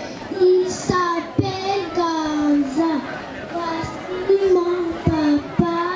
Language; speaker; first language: French; non-native, learner; Kinyarwanda